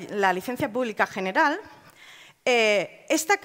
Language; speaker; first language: Spanish; native; Spanish